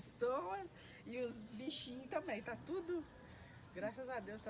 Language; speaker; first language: Portuguese; native; Portuguese